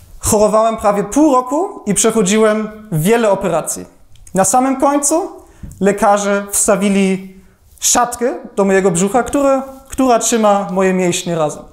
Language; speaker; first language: Polish; non-native, fluent; German